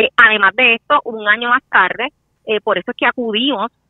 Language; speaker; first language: Spanish; native; Spanish